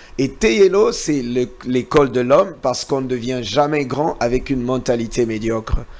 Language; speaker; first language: French; non-native, local second language; Lingala